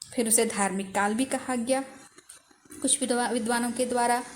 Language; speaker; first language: Hindi; non-native, local second language; Telugu